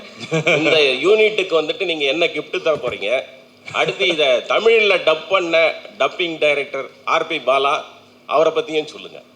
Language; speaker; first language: Tamil; native; Tamil